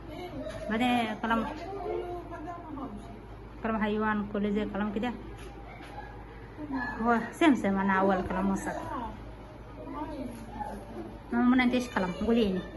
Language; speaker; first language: Arabic; non-native, learner; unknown